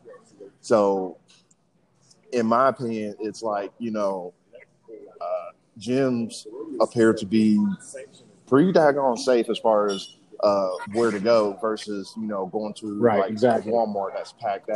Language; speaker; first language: English; native; English